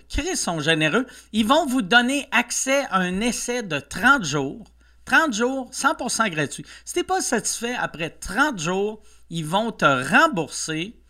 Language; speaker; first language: French; native; French